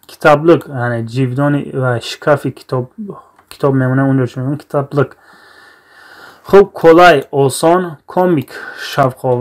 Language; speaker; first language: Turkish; non-native, fluent; Tajik